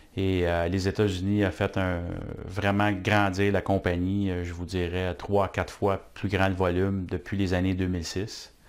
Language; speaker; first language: French; native; French